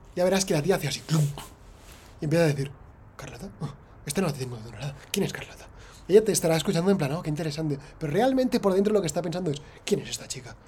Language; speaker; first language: Spanish; native; Spanish